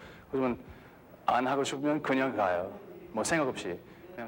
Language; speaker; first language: Korean; non-native, learner; English